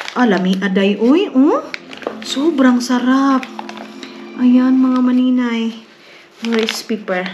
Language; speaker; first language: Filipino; non-native, local second language; Cebuano